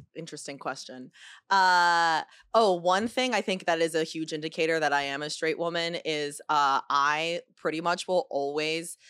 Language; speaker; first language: English; early bilingual, other home language; Chinese